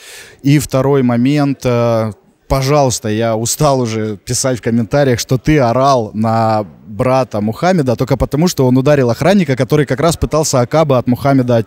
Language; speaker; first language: Russian; native; Russian